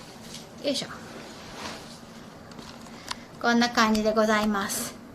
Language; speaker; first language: Japanese; native; Japanese